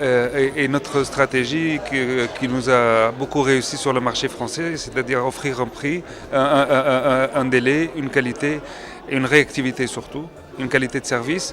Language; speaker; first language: French; non-native, local second language; Arabic